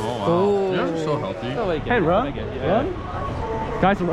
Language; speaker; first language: English; non-native, learner; Korean